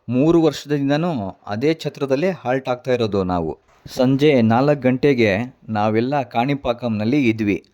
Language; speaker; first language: Kannada; native; Kannada